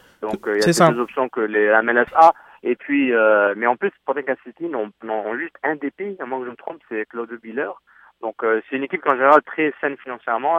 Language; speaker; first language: French; native; French